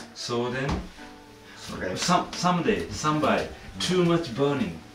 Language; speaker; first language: English; non-native, learner; Japanese